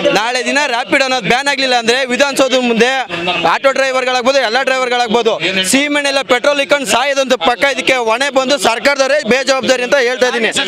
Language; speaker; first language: Kannada; native; Kannada